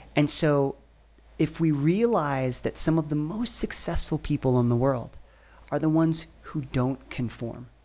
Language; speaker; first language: English; native; English